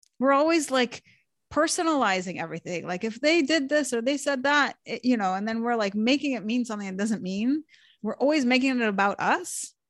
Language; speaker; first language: English; early bilingual, other home language; Hebrew